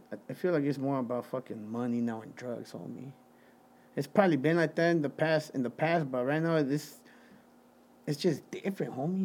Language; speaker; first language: English; early bilingual, other home language; Spanish